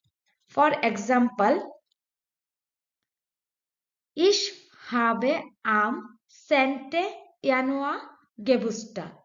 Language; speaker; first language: German; non-native, fluent; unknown